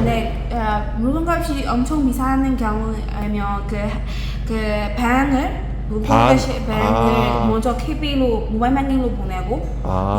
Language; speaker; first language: Korean; non-native, learner; Burmese